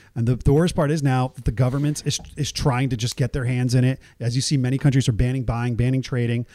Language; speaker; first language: English; native; English